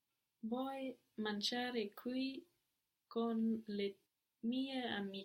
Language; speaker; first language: Italian; non-native, learner; English